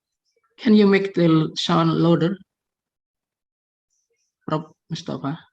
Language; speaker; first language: English; non-native, fluent; Indonesian